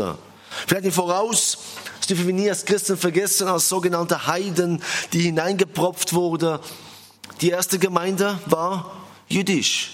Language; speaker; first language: German; non-native, fluent; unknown